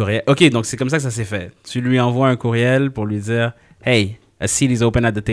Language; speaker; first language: French; native; French